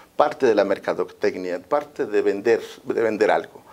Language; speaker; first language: Spanish; non-native, local second language; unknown